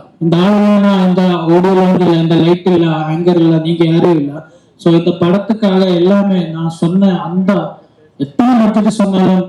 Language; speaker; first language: Tamil; non-native, learner; Malayalam